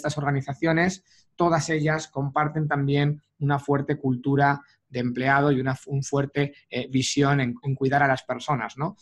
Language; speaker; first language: Spanish; native; Spanish